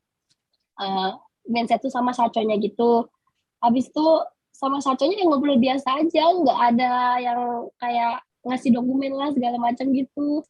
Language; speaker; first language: Indonesian; native; Indonesian